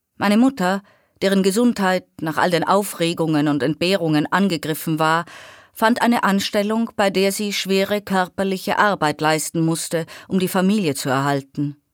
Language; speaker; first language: German; native; German